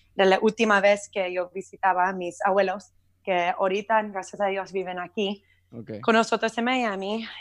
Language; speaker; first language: Spanish; early bilingual, heritage; Spanish